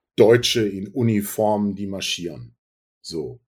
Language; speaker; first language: German; native; German